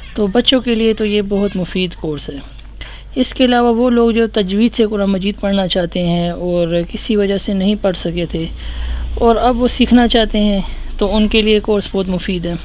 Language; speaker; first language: Urdu; native; Urdu